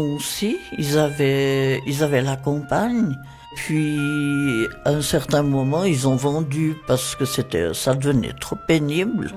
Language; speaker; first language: French; native; French